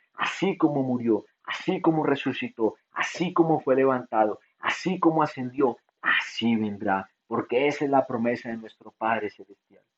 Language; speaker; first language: Spanish; native; Spanish